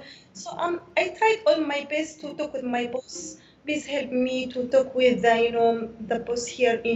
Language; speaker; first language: English; non-native, learner; Arabic